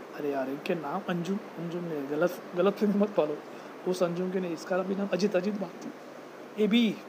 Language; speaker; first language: Hindi; non-native, local second language; Marathi